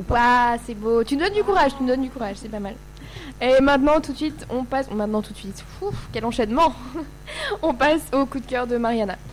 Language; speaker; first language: French; native; French